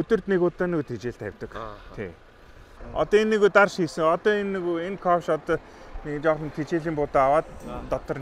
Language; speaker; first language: Mongolian; non-native, fluent; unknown